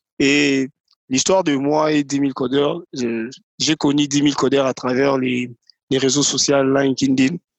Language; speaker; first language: French; non-native, local second language; Lingala